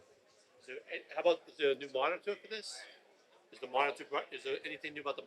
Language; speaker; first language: English; native; English